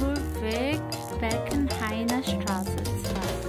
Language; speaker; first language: German; non-native, learner; Cebuano